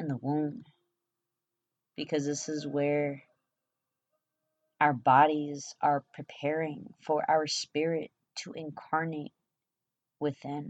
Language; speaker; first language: English; early bilingual, other home language; Spanish